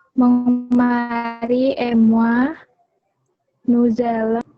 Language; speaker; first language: French; non-native, learner; Indonesian